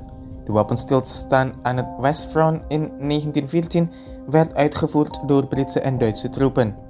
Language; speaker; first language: Dutch; non-native, fluent; Indonesian